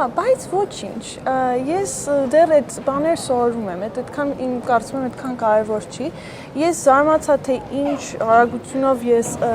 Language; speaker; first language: Armenian; early bilingual, heritage; Armenian